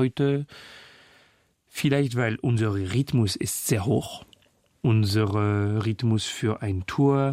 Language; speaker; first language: German; non-native, fluent; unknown